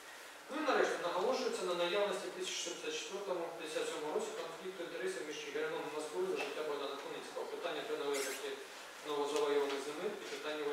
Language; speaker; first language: Ukrainian; native; Ukrainian